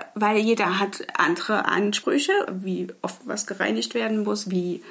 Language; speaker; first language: German; native; German